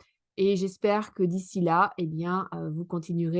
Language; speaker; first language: French; native; French